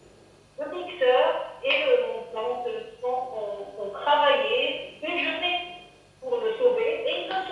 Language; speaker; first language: French; non-native, fluent; Arabic